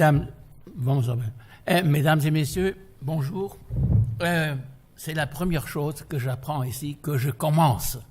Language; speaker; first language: French; non-native, fluent; German